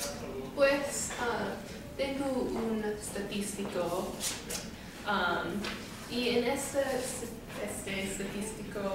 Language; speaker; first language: Spanish; non-native, learner; English